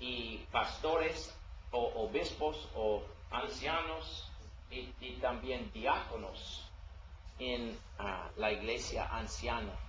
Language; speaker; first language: Spanish; non-native, learner; English